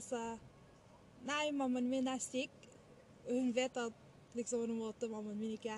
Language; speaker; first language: Norwegian; early bilingual, other home language; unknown